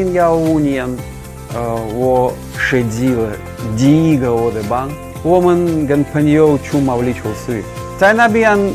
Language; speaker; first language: Chinese; non-native, learner; Russian